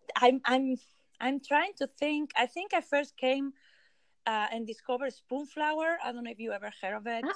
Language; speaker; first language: English; non-native, fluent; Spanish